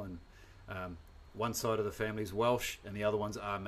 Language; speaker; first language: English; native; English